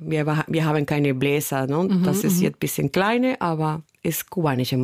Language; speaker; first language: German; non-native, fluent; Spanish